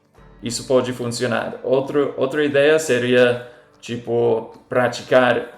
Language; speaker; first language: Portuguese; non-native, fluent; English